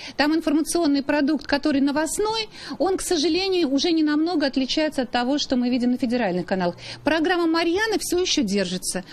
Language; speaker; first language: Russian; native; Russian